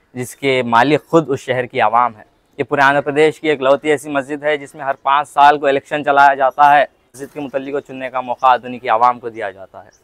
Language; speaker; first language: Hindi; non-native, local second language; Urdu